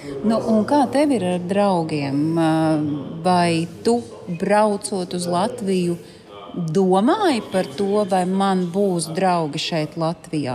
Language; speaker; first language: Latvian; native; Latvian